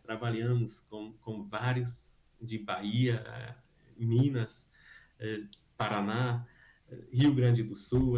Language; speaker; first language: Portuguese; non-native, fluent; Hungarian